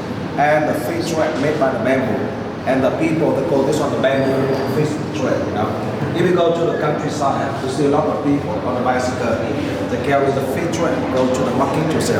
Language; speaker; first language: English; non-native, fluent; Vietnamese